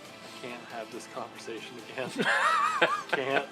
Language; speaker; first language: English; native; English